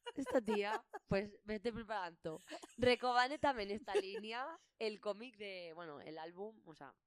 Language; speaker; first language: Spanish; non-native, local second language; Catalan